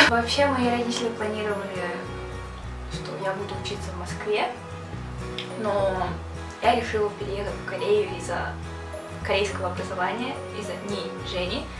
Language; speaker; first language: Russian; native; Russian